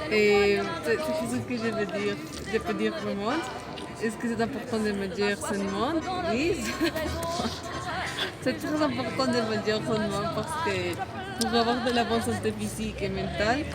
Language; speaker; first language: French; non-native, learner; Spanish